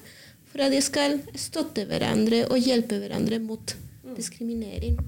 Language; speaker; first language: Norwegian; non-native, learner; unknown